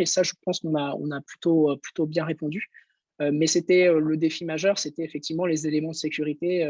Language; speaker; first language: French; native; French